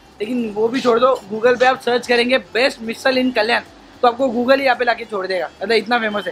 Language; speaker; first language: Hindi; non-native, local second language; Marathi